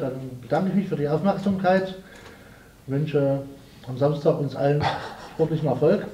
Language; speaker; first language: German; native; German